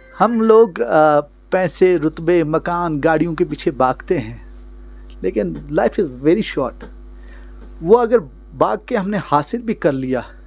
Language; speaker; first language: Hindi; non-native, local second language; Kashmiri